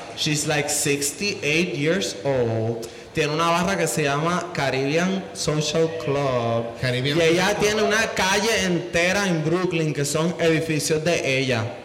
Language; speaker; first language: Spanish; native; Spanish